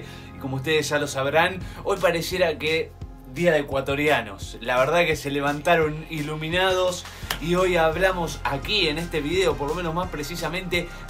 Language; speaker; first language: Spanish; native; Spanish